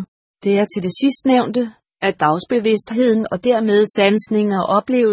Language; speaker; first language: Danish; native; Danish